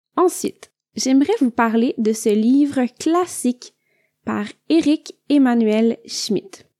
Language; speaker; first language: French; native; French